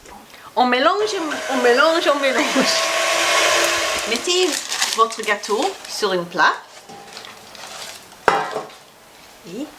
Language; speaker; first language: French; non-native, learner; English